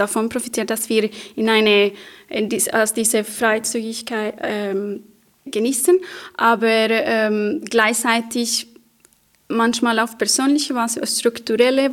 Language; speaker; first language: German; non-native, fluent; Spanish